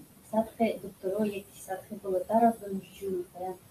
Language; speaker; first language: Persian; non-native, fluent; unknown